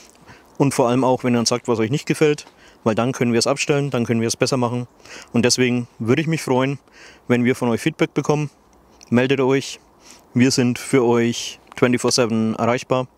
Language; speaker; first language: German; native; German